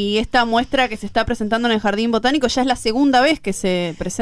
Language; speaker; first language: Spanish; native; Spanish